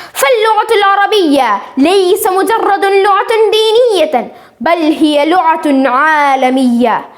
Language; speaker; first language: Arabic; non-native, learner; Malayalam